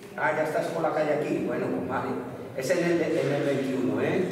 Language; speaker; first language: Spanish; native; Spanish